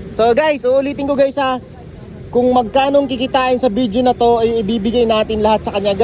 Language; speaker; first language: Filipino; native; Filipino